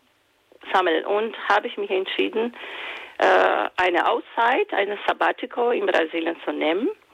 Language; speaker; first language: German; non-native, fluent; Portuguese